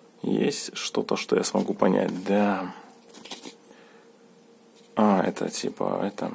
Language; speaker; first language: Russian; native; Russian